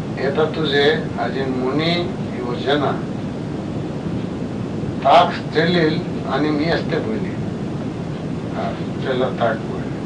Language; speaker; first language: Russian; non-native, learner; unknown